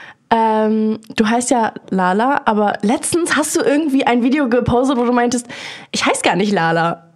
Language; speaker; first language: German; native; German